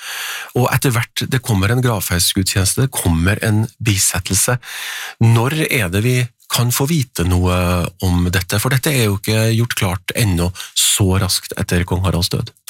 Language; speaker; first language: Norwegian; native; Norwegian